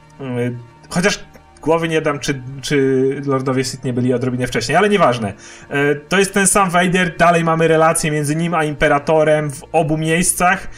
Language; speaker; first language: Polish; native; Polish